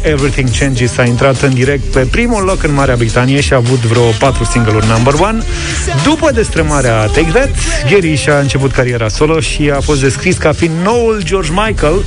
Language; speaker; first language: Romanian; native; Romanian